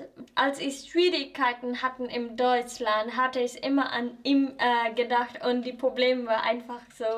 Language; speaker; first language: German; non-native, fluent; Nepali